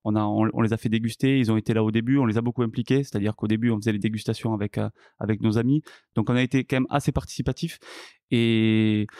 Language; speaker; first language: French; native; French